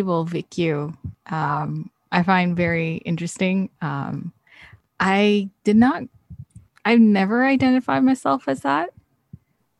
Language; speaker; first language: English; native; English